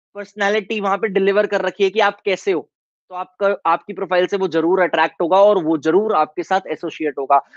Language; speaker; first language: Hindi; native; Hindi